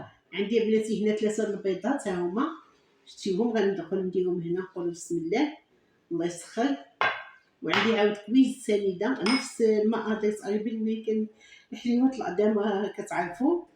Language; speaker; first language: Arabic; native; Arabic